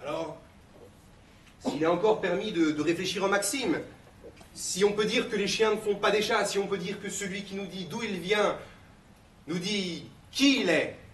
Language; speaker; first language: French; native; French